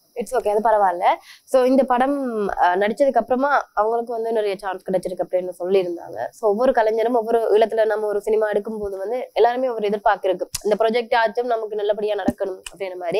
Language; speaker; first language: Tamil; native; Tamil